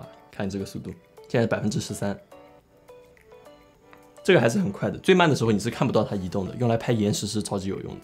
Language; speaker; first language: Chinese; native; Chinese